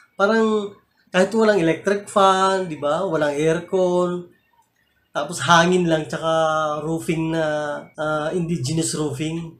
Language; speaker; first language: Filipino; native; Filipino